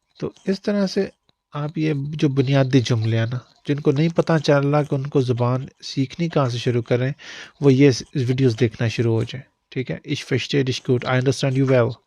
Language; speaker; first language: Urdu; non-native, local second language; Punjabi